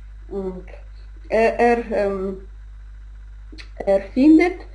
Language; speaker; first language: German; non-native, learner; Russian